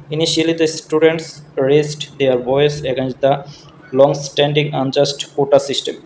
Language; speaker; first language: English; non-native, local second language; Bangla